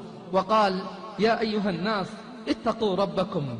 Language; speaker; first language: Arabic; native; Arabic